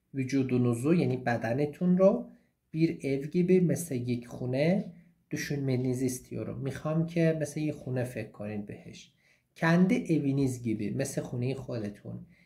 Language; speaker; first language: Turkish; non-native, fluent; Persian